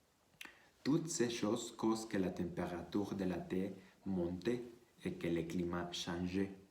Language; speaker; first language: French; non-native, learner; Spanish